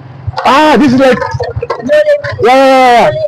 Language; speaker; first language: English; non-native, fluent; French